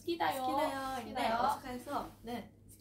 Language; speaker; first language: Korean; non-native, learner; Japanese